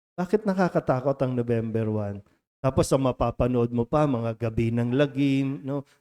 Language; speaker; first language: Filipino; native; Filipino